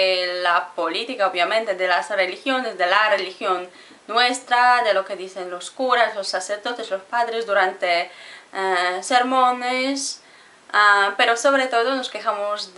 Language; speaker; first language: Spanish; non-native, fluent; Polish